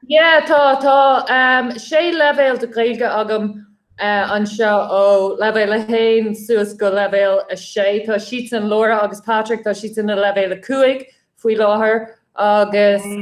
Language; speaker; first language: Irish; non-native, fluent; English